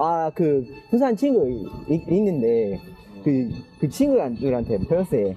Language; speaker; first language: Korean; non-native, fluent; Spanish